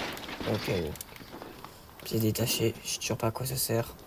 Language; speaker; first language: French; native; French